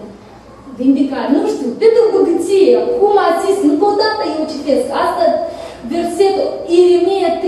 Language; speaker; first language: Romanian; non-native, learner; Russian